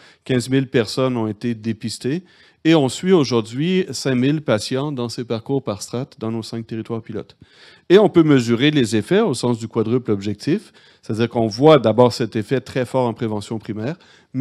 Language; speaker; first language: French; native; French